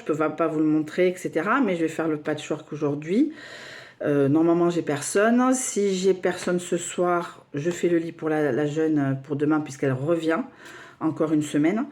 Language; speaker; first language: French; native; French